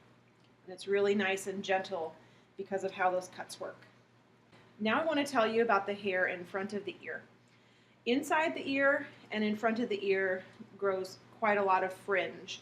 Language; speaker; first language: English; native; English